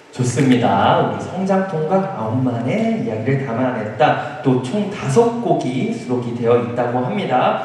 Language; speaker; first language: Korean; native; Korean